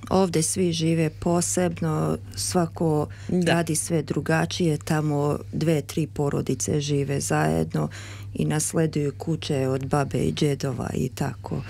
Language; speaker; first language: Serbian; early bilingual, heritage; Serbian